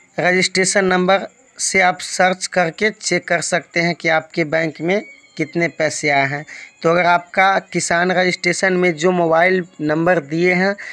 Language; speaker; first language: Hindi; native; Hindi